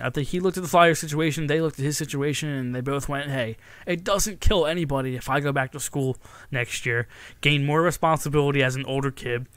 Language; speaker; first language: English; native; English